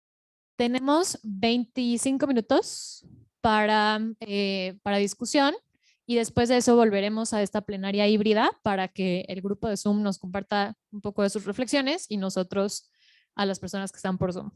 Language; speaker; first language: Spanish; native; Spanish